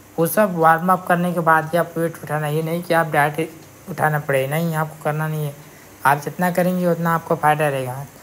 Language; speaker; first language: Hindi; native; Hindi